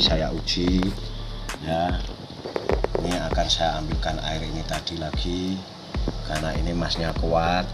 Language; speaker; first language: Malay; non-native, local second language; Javanese